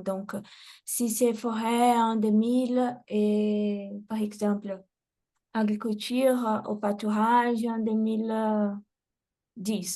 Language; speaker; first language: French; non-native, fluent; Portuguese